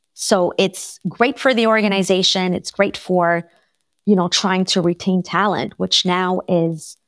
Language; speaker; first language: English; non-native, fluent; French